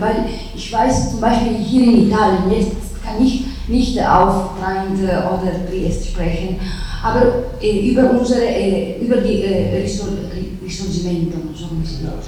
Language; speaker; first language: German; non-native, fluent; Italian